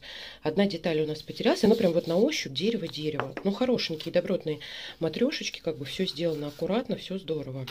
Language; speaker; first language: Russian; native; Russian